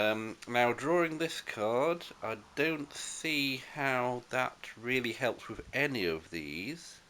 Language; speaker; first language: English; native; English